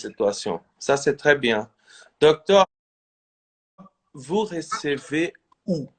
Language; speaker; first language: French; non-native, fluent; Portuguese